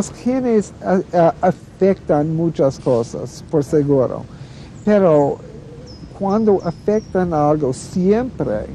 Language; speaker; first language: Spanish; non-native, fluent; English